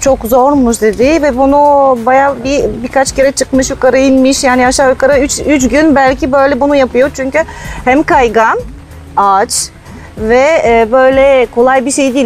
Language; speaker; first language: Turkish; non-native, fluent; Bulgarian